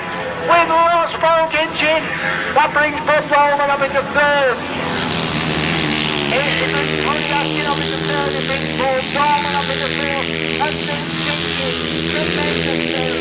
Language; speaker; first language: English; native; English